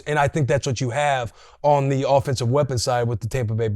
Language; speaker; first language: English; native; English